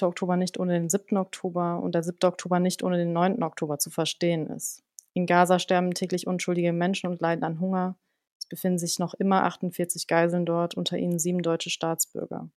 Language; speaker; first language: German; native; German